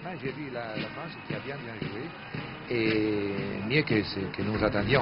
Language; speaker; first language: French; non-native, fluent; Italian